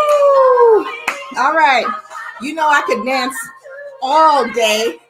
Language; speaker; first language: English; native; English